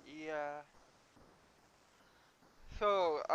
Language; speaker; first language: English; non-native, learner; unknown